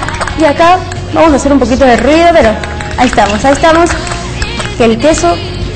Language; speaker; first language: Spanish; native; Spanish